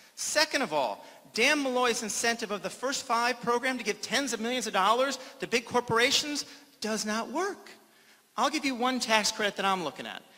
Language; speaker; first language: English; native; English